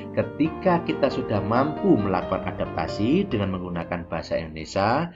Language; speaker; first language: Malay; non-native, local second language; Javanese